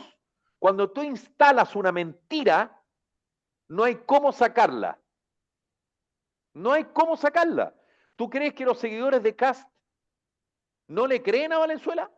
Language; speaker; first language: Spanish; native; Spanish